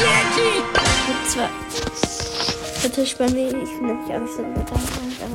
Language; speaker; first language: German; native; German